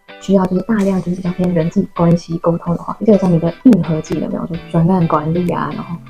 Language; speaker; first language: Chinese; native; Chinese